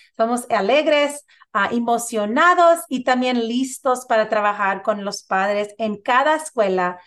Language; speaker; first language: Spanish; early bilingual, heritage; Spanish